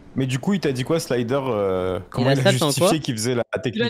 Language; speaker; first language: French; native; French